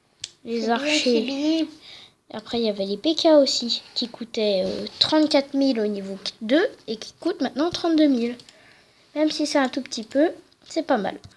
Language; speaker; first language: French; native; French